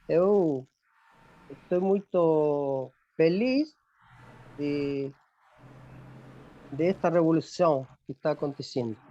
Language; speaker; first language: Portuguese; non-native, fluent; Spanish